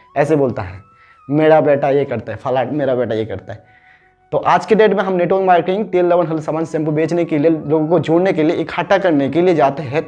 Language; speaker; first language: Hindi; non-native, local second language; Bangla